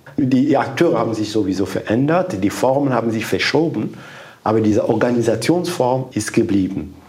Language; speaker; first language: German; non-native, fluent; Lingala